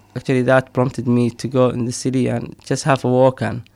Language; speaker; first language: English; non-native, fluent; Somali